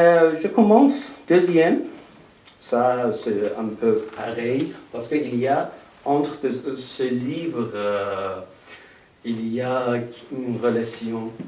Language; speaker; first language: French; non-native, learner; Persian